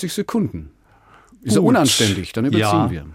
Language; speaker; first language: German; native; German